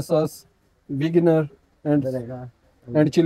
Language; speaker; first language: English; non-native, local second language; Punjabi